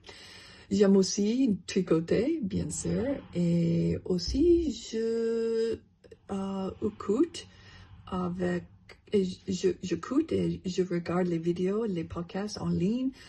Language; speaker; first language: French; non-native, learner; English